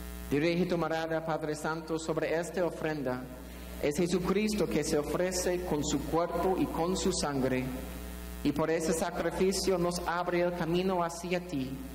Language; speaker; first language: Spanish; non-native, fluent; English